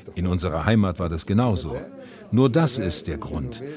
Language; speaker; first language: German; non-native, fluent; Kurdish